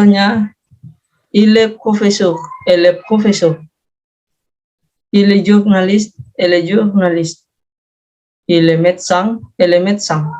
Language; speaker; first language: French; non-native, learner; Indonesian